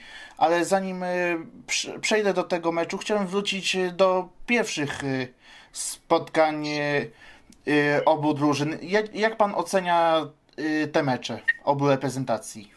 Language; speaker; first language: Polish; native; Polish